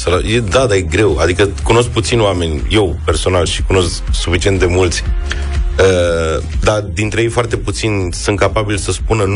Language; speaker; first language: Romanian; native; Romanian